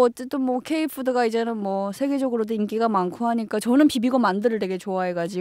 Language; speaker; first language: Korean; native; Korean